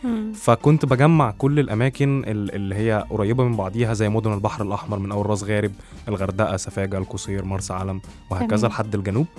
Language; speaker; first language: Arabic; native; Arabic